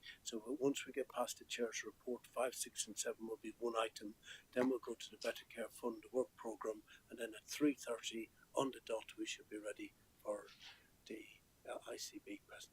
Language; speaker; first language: English; native; English